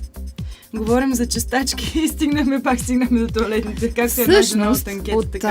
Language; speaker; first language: Bulgarian; native; Bulgarian